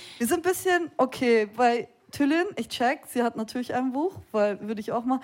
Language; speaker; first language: German; early bilingual, other home language; Kurdish